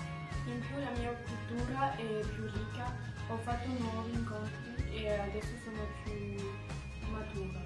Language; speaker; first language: Italian; non-native, fluent; French